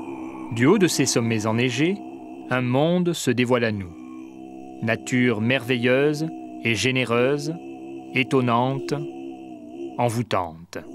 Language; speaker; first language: French; native; French